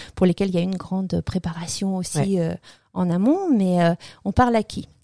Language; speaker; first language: French; early bilingual, other home language; Russian